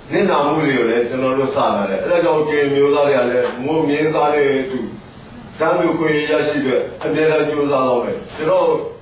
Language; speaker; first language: Burmese; non-native, local second language; Mon